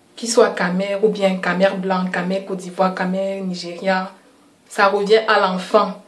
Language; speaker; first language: French; native; French